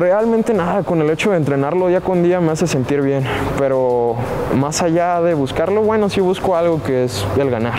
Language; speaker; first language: Spanish; native; Spanish